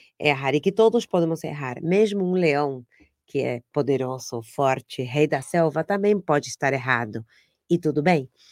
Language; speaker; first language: Portuguese; non-native, fluent; Spanish